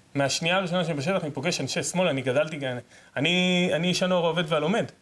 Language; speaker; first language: Hebrew; native; Hebrew